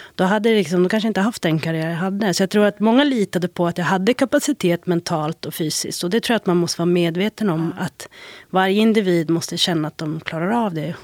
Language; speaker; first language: Swedish; native; Swedish